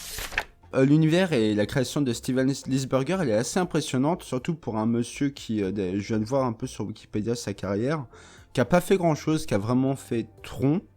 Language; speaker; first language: French; native; French